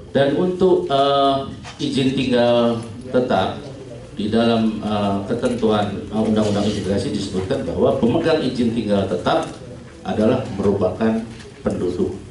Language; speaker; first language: Indonesian; native; Indonesian